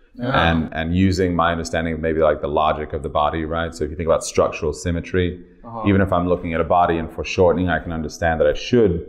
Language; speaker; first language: English; native; English